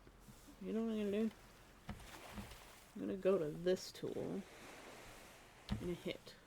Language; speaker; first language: English; native; English